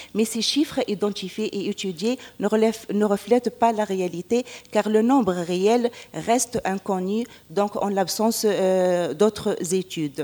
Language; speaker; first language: French; non-native, local second language; Arabic